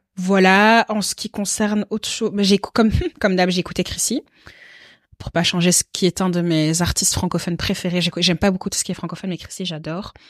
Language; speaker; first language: French; native; French